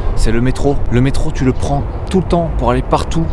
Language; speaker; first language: French; native; French